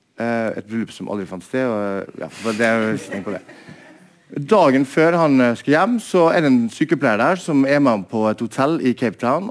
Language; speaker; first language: Norwegian; native; Norwegian